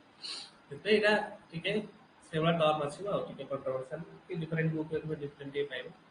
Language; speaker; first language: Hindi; non-native, local second language; Odia